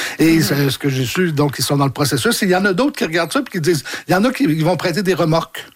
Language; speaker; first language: French; native; French